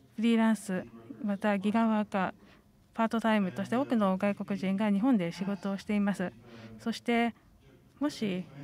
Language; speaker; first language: Japanese; non-native, fluent; Estonian